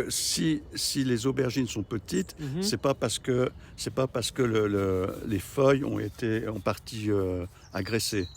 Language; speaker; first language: French; native; French